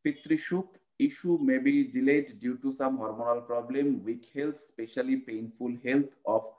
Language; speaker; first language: English; non-native, local second language; Bangla